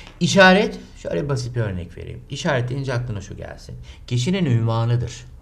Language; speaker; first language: Turkish; native; Turkish